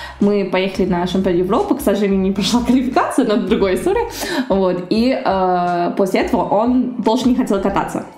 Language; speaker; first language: Russian; early bilingual, heritage; Russian